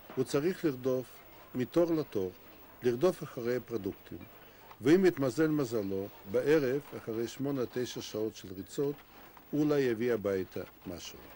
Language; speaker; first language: Hebrew; non-native, fluent; Russian